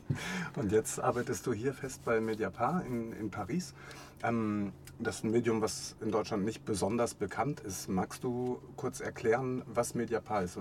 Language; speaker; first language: German; native; German